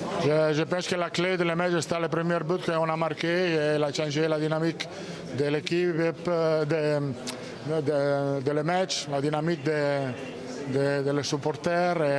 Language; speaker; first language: French; non-native, learner; Italian